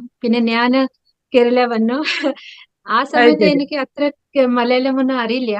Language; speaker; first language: Malayalam; non-native, local second language; Odia